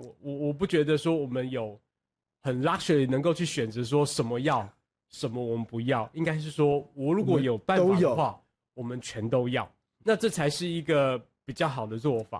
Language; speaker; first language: Chinese; native; Chinese